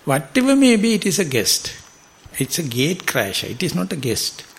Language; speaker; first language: English; non-native, local second language; Sinhala